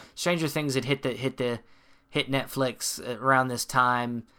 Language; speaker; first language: English; native; English